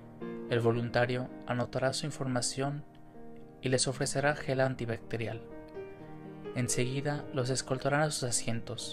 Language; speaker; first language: Spanish; native; Spanish